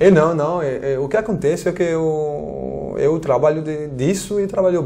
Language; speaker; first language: Portuguese; non-native, fluent; French